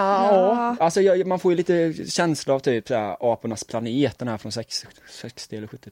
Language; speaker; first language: Swedish; native; Swedish